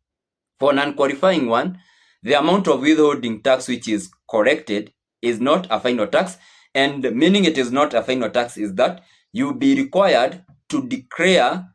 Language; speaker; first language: English; non-native, local second language; Swahili